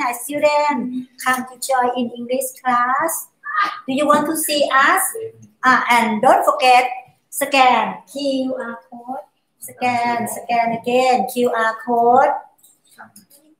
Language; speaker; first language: English; non-native, learner; Thai